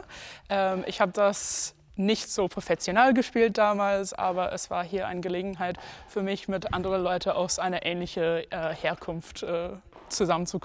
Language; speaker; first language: German; non-native, fluent; English